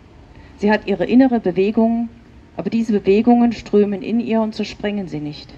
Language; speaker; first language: German; native; German